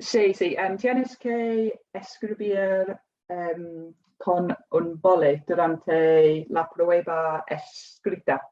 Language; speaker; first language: Spanish; non-native, fluent; English